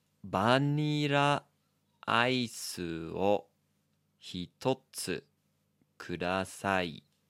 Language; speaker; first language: Japanese; non-native, fluent; English